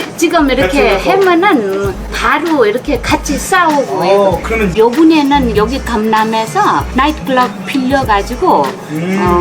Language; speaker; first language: Korean; non-native, fluent; Nepali